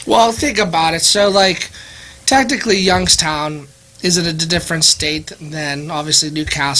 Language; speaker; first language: English; native; English